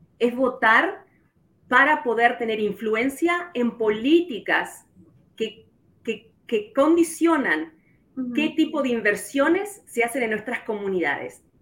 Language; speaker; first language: Spanish; native; Spanish